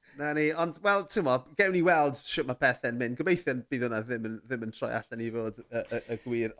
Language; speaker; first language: Welsh; native; Welsh